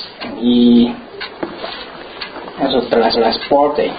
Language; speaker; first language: Spanish; non-native, learner; Chinese